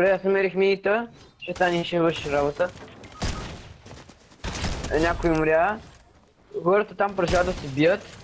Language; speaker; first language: Bulgarian; native; Bulgarian